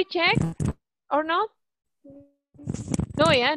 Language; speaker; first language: English; non-native, learner; Indonesian